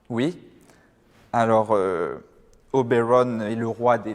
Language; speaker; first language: French; native; French